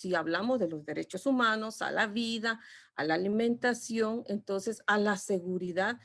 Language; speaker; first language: Spanish; non-native, local second language; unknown